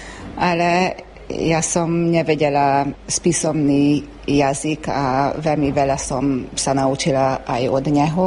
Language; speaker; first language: Slovak; non-native, local second language; Hungarian